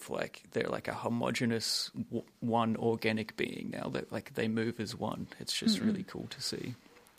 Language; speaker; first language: English; native; English